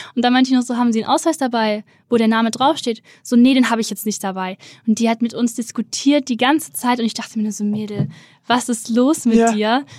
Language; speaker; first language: German; native; German